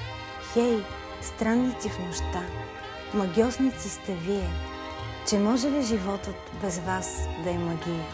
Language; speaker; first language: Bulgarian; native; Bulgarian